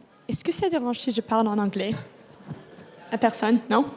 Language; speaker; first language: French; non-native, local second language; English